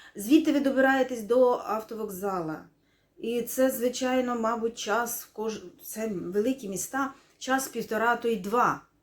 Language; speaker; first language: Ukrainian; non-native, local second language; Russian